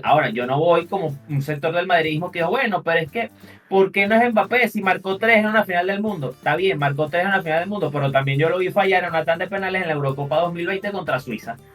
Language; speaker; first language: Spanish; native; Spanish